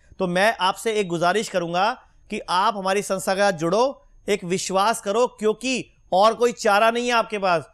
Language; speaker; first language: Hindi; native; Hindi